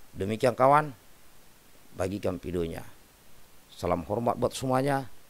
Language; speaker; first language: Indonesian; native; Indonesian